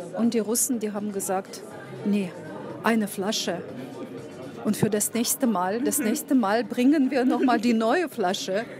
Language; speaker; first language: German; non-native, fluent; Russian